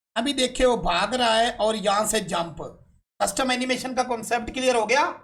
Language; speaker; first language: Urdu; non-native, local second language; Punjabi